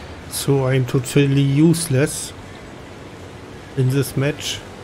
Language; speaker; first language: English; non-native, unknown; German